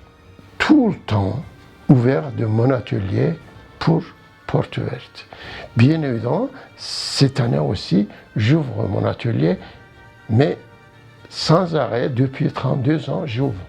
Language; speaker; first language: French; non-native, learner; Turkish